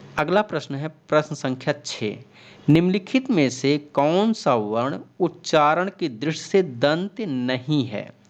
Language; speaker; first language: Hindi; native; Hindi